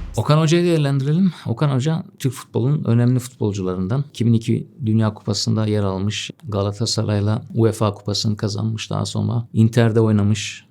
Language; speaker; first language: Turkish; early bilingual, heritage; Turkish